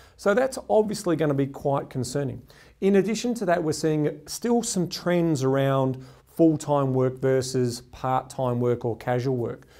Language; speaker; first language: English; native; English